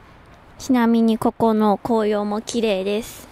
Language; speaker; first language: Japanese; non-native, fluent; Chinese